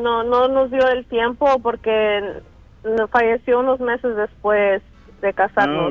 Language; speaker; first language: Spanish; early bilingual, other home language; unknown